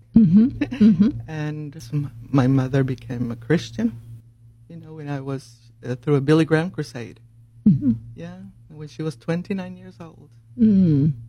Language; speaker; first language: English; early bilingual, other home language; Spanish